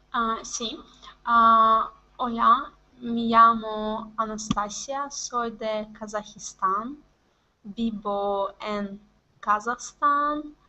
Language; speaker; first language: Spanish; non-native, learner; Russian